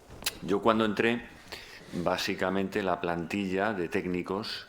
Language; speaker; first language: Spanish; native; Spanish